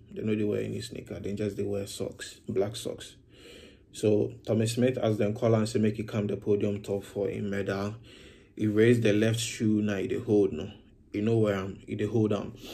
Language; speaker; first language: Nigerian Pidgin; non-native, local second language; Akan